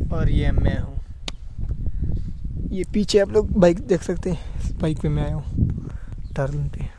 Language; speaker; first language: Urdu; non-native, local second language; Pashto